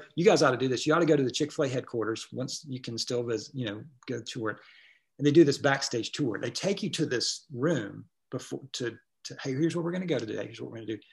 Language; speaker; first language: English; native; English